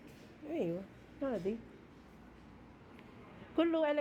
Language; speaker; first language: Arabic; non-native, learner; Filipino